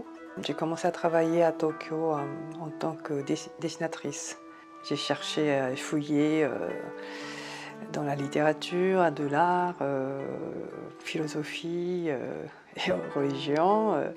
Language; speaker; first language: French; non-native, fluent; Japanese